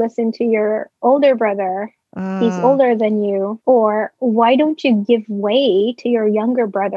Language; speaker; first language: English; non-native, local second language; Filipino